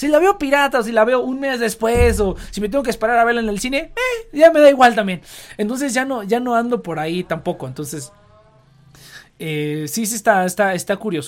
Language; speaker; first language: Spanish; native; Spanish